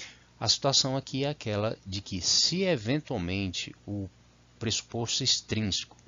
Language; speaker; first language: Portuguese; native; Portuguese